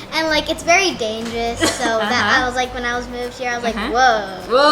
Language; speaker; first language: English; non-native, fluent; Japanese